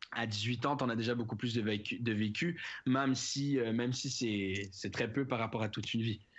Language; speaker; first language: French; native; French